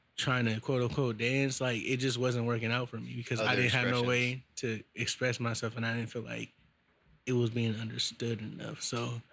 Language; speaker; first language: English; native; English